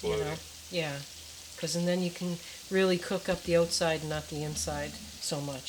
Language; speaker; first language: English; native; English